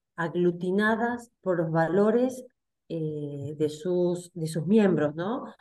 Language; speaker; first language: Spanish; native; Spanish